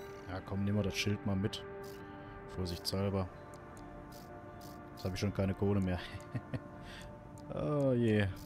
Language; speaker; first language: German; native; German